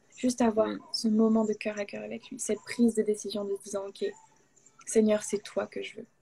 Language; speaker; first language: French; native; French